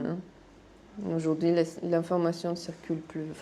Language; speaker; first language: French; non-native, fluent; Russian